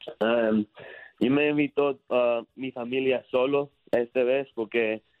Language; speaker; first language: Spanish; early bilingual, heritage; English